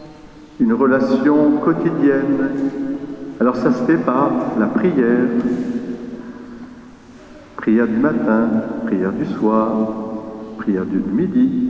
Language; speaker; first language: French; native; French